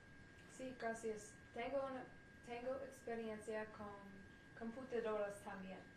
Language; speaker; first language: Spanish; non-native, learner; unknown